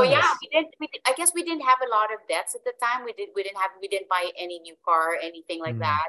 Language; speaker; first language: English; non-native, local second language; Filipino